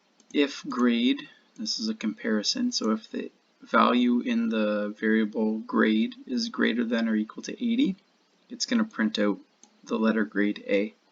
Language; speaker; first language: English; native; English